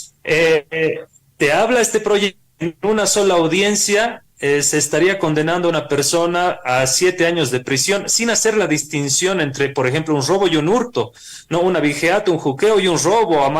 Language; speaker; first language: Spanish; native; Spanish